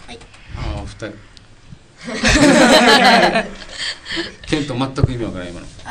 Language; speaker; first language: Japanese; native; Japanese